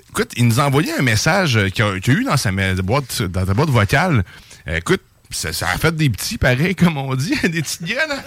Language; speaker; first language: French; native; French